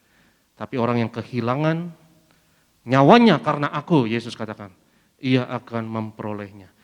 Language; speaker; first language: Indonesian; native; Indonesian